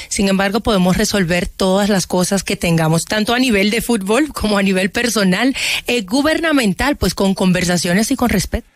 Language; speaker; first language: Spanish; early bilingual, other home language; Haitian Creole